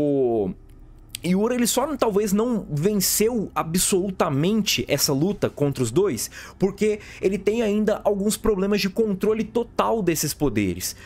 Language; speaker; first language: Portuguese; native; Portuguese